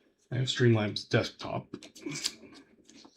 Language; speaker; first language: English; native; English